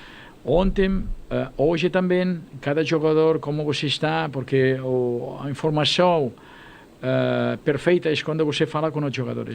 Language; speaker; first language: Portuguese; non-native, fluent; Spanish